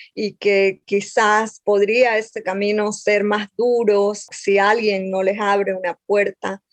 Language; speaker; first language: Spanish; native; Spanish